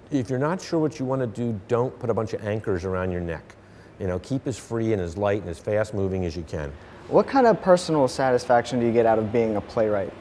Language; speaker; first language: English; native; English